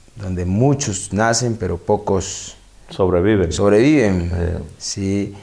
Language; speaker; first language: Spanish; native; Spanish